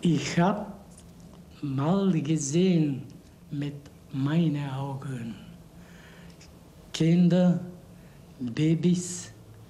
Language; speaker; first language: German; non-native, learner; Bulgarian